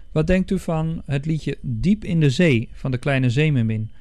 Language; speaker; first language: Dutch; native; Dutch